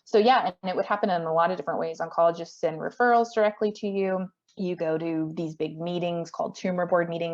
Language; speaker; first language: English; native; English